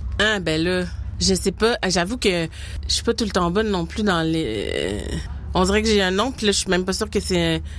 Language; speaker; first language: French; native; French